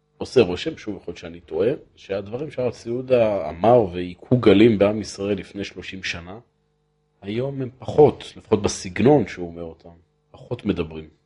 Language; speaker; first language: Hebrew; native; Hebrew